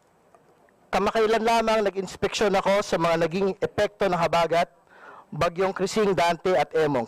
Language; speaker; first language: Filipino; native; Filipino